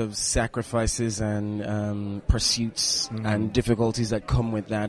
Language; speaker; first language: English; non-native, local second language; Igbo